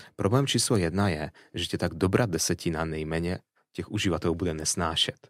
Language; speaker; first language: Czech; early bilingual, other home language; Russian